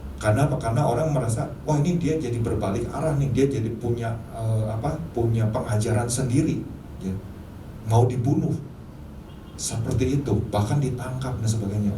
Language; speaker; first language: Indonesian; native; Indonesian